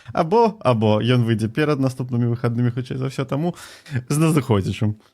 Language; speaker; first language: Belarusian; non-native, local second language; Russian